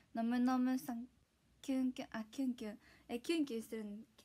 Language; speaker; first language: Japanese; native; Japanese